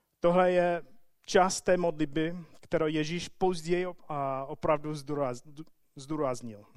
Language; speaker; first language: Czech; non-native, fluent; English